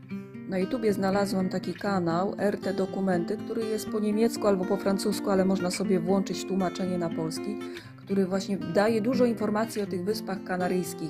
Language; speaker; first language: Polish; native; Polish